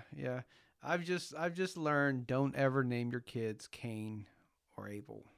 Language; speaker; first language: English; early bilingual, other home language; Spanish